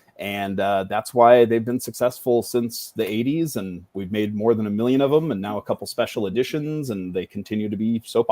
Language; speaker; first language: English; native; English